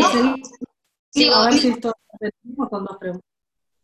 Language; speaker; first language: Spanish; native; Spanish